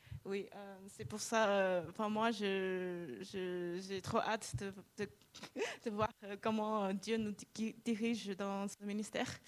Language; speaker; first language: French; non-native, fluent; Chinese